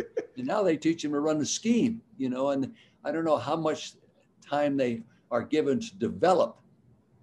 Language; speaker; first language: English; native; English